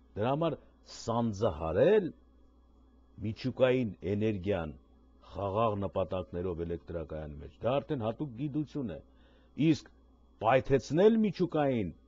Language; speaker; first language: Armenian; native; Armenian